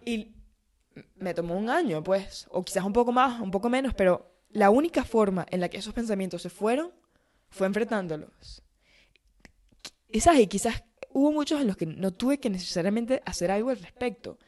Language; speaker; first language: Spanish; native; Spanish